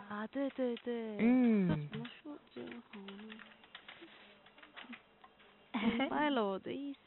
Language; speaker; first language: Chinese; non-native, learner; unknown